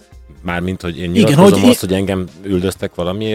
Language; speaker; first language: Hungarian; native; Hungarian